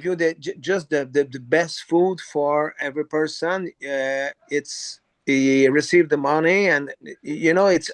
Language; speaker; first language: English; non-native, learner; French